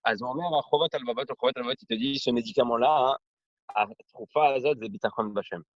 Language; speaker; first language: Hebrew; non-native, fluent; French